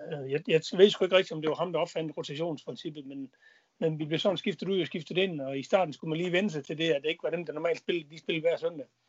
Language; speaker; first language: Danish; native; Danish